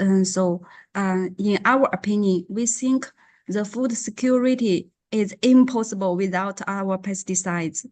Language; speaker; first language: English; non-native, learner; Chinese